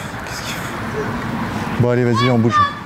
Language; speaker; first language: French; native; French